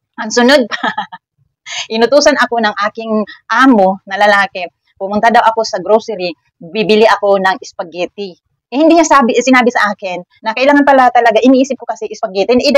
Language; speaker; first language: Filipino; native; Filipino